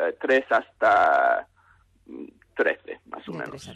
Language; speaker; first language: Spanish; non-native, learner; English